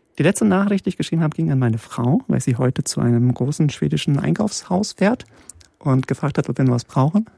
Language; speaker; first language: German; early bilingual, other home language; Polish